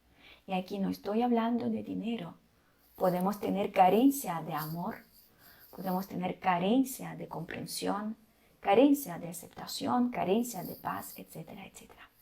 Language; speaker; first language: Spanish; non-native, fluent; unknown